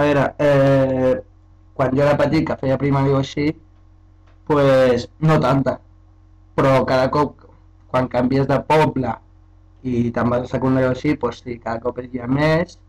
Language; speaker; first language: Catalan; early bilingual, other home language; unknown